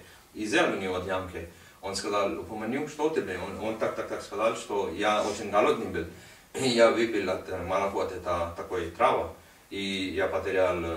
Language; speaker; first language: Russian; non-native, learner; Hindi